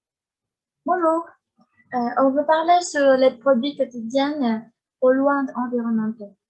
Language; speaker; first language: French; non-native, learner; Spanish